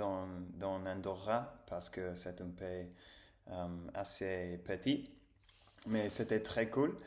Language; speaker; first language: French; non-native, learner; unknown